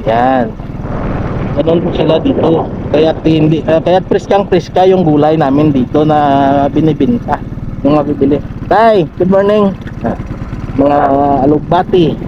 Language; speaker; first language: Filipino; non-native, local second language; Hiligaynon